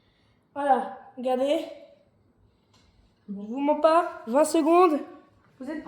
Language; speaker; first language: French; native; French